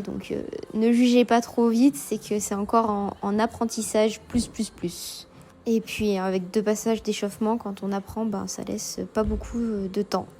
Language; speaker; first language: French; native; French